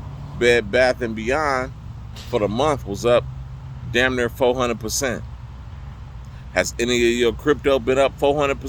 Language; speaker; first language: English; native; English